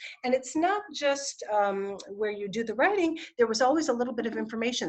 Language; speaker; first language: English; native; English